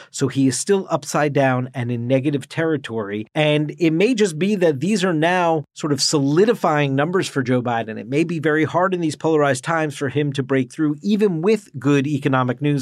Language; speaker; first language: English; native; English